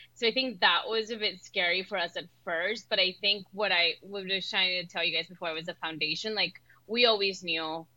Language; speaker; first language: English; early bilingual, other home language; Spanish